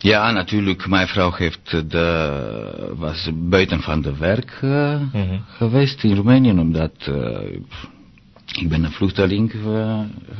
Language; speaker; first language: Dutch; non-native, learner; Romanian